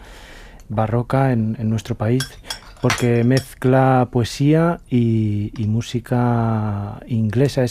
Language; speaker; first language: Spanish; native; Spanish